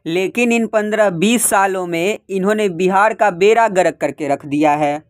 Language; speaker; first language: Hindi; native; Hindi